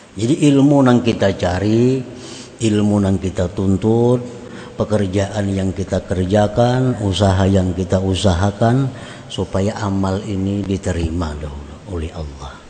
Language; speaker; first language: Indonesian; non-native, local second language; Banjar